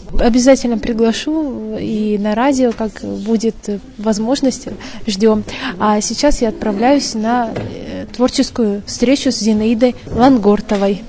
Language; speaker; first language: Russian; native; Russian